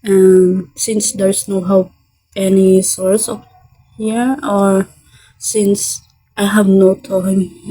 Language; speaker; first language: English; non-native, learner; Filipino